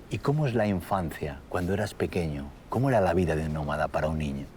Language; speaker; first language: Spanish; native; Spanish